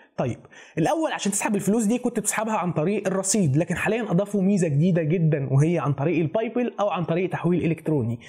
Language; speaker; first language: Arabic; native; Arabic